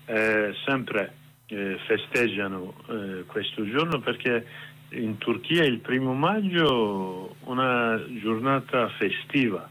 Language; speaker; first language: Italian; non-native, learner; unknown